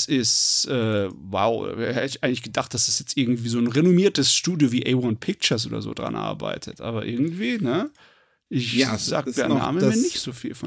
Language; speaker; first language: German; native; German